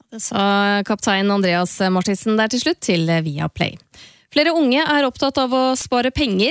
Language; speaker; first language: Norwegian; native; Norwegian